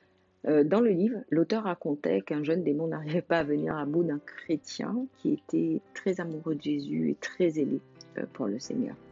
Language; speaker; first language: French; native; French